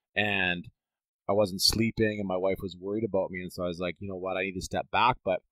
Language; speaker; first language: English; native; English